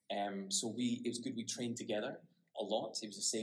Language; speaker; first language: English; native; English